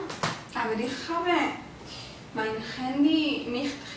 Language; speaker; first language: German; non-native, learner; Spanish